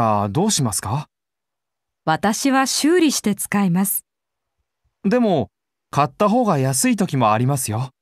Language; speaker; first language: Japanese; non-native, learner; Filipino